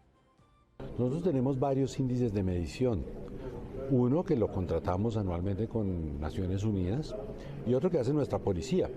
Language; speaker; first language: Spanish; native; Spanish